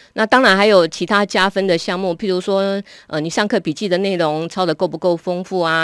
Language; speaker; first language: Chinese; native; Chinese